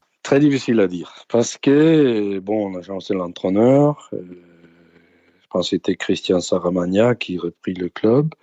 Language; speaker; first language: French; non-native, fluent; Danish